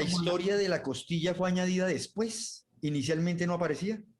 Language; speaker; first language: Spanish; native; Spanish